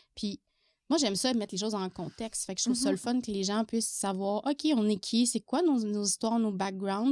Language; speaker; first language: French; native; French